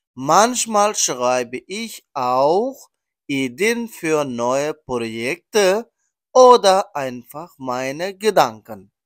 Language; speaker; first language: German; non-native, learner; Persian